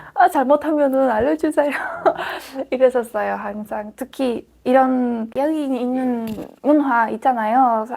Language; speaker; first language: Korean; non-native, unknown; Spanish